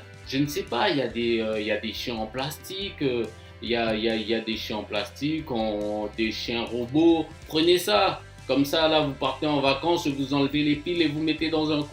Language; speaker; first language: French; non-native, fluent; Japanese